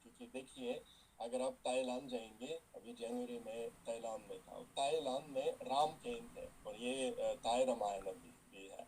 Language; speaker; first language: Hindi; non-native, fluent; Russian